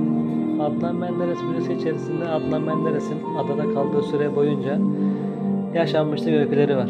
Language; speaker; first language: Turkish; native; Turkish